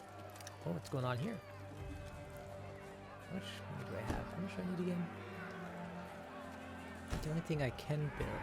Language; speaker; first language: English; native; English